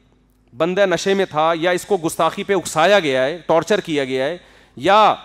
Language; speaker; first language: Urdu; native; Urdu